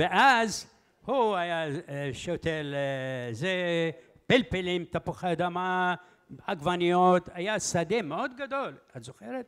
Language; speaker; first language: Hebrew; early bilingual, other home language; Arabic